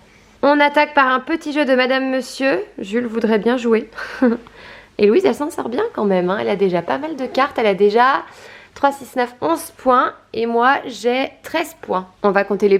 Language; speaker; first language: French; native; French